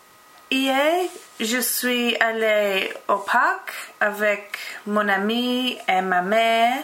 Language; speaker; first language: French; non-native, learner; English